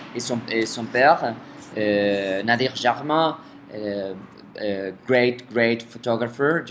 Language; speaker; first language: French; non-native, fluent; Spanish